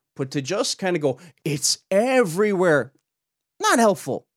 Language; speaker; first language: English; native; English